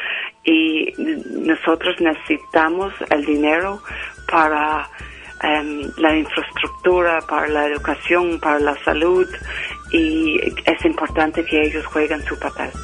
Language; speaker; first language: Spanish; non-native, fluent; English